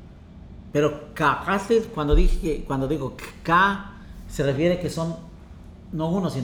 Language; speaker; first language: Spanish; non-native, local second language; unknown